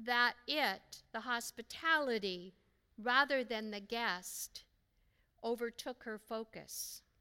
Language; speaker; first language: English; native; English